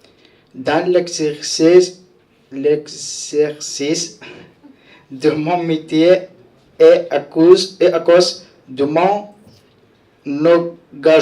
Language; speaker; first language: French; non-native, fluent; Central Kurdish